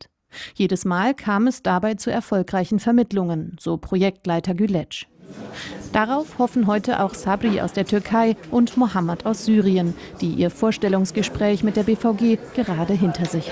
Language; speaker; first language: German; native; German